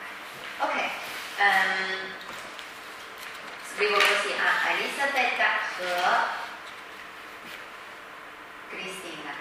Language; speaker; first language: Italian; non-native, learner; Chinese